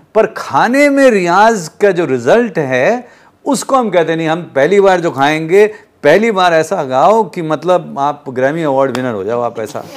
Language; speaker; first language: Hindi; native; Hindi